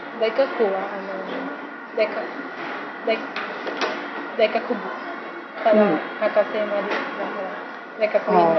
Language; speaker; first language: Japanese; non-native, learner; Thai